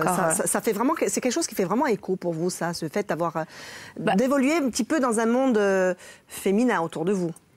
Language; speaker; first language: French; native; French